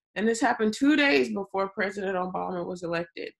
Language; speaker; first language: English; native; English